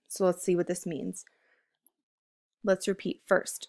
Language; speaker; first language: English; native; English